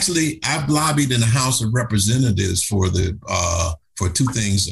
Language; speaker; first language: English; native; English